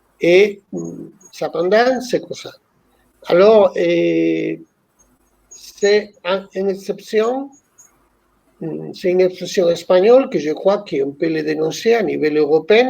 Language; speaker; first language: French; non-native, fluent; Spanish